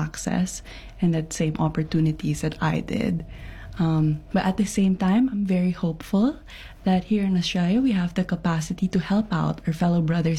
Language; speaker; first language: English; non-native, local second language; Filipino